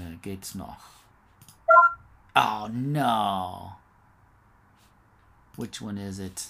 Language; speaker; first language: German; non-native, learner; English